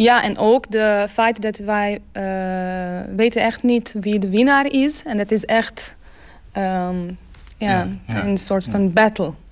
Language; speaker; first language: Dutch; non-native, learner; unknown